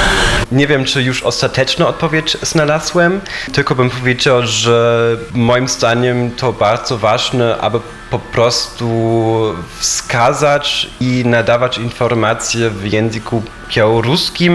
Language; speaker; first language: Polish; non-native, fluent; German